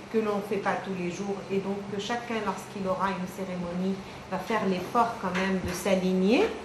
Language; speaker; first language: French; non-native, local second language; Arabic